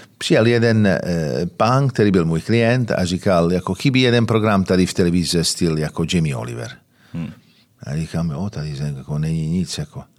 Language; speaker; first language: Czech; non-native, fluent; Italian